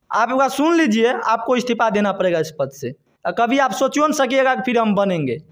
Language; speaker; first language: Hindi; native; Hindi